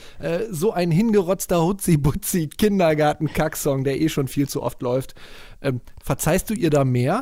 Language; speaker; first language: German; native; German